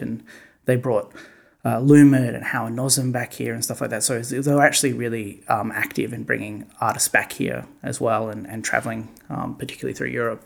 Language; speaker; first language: English; native; English